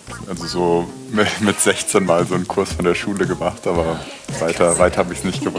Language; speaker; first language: German; native; German